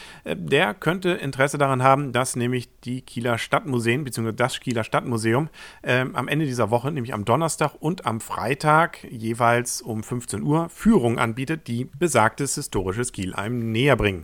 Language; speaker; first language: German; native; German